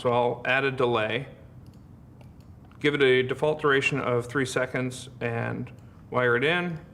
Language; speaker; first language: English; native; English